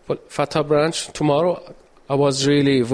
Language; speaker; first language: English; non-native, learner; Persian